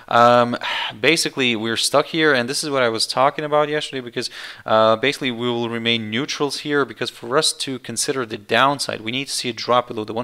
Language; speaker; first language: English; non-native, fluent; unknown